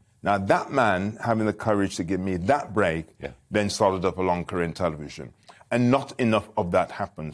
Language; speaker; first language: English; native; English